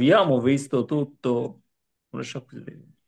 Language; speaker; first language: Italian; non-native, learner; Bangla